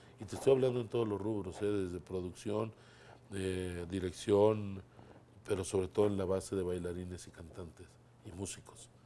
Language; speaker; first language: Spanish; native; Spanish